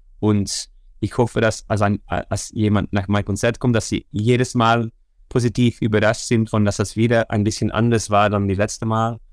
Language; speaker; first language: German; non-native, learner; Dutch